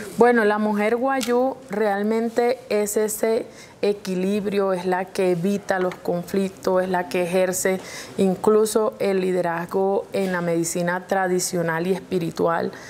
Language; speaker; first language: Spanish; non-native, local second language; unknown